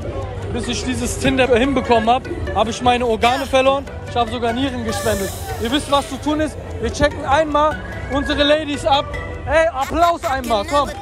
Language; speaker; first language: German; native; German